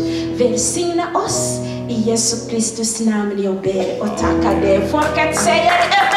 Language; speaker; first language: Swedish; non-native, learner; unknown